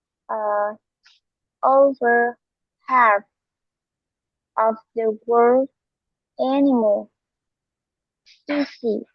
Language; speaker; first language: English; non-native, learner; Vietnamese